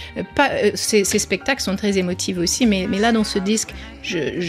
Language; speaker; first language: French; non-native, fluent; English